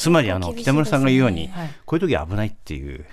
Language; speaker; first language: Japanese; native; Japanese